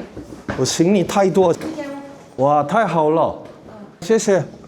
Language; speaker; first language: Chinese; non-native, learner; Korean